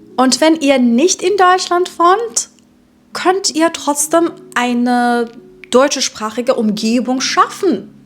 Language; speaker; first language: German; non-native, fluent; Persian